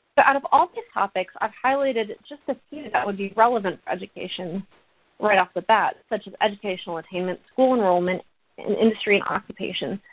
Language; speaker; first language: English; native; English